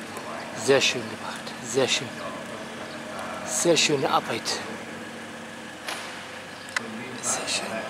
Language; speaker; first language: German; native; German